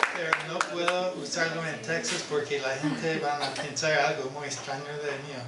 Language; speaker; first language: Spanish; non-native, learner; English